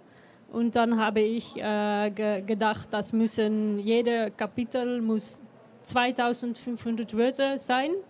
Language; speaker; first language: German; non-native, learner; Dutch